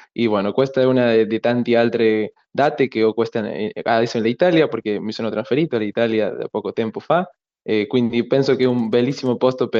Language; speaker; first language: Italian; non-native, learner; Spanish